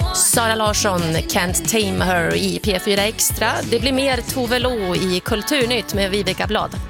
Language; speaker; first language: Swedish; native; Swedish